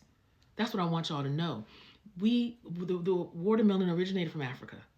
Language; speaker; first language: English; native; English